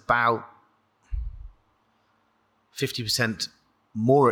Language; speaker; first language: English; native; English